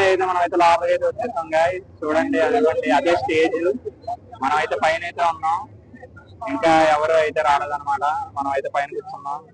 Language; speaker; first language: Telugu; native; Telugu